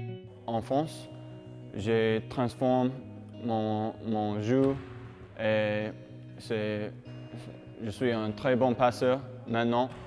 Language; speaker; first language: French; non-native, learner; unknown